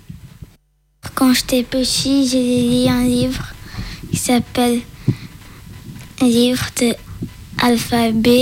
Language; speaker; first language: French; early bilingual, other home language; Urdu